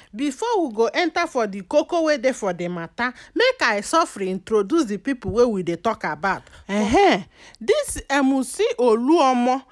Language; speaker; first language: Nigerian Pidgin; native; Nigerian Pidgin